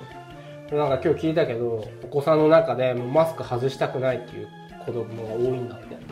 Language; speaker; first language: Japanese; native; Japanese